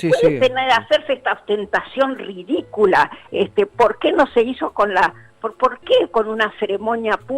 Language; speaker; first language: Spanish; native; Spanish